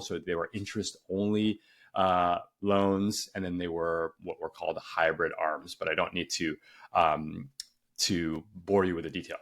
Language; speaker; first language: English; native; English